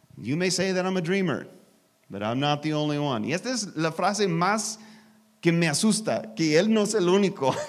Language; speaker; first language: Spanish; non-native, learner; English